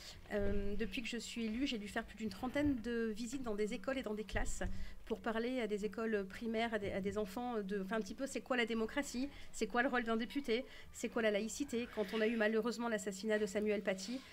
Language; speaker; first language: French; native; French